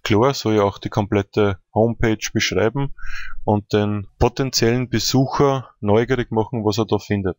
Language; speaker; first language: German; native; German